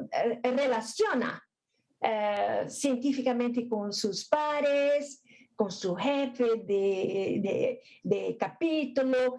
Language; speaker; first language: Spanish; non-native, fluent; Portuguese